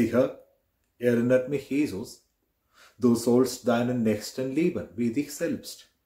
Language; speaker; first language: German; non-native, fluent; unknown